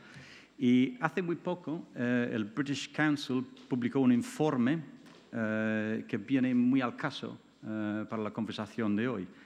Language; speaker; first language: Spanish; non-native, fluent; English